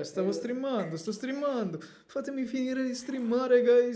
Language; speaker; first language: Italian; early bilingual, other home language; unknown